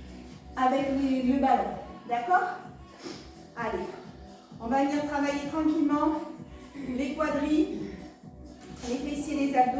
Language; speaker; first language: French; native; French